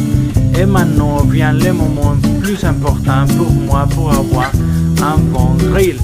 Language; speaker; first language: French; non-native, learner; Spanish